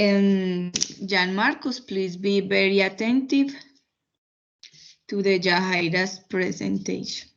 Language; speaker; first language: English; non-native, fluent; Spanish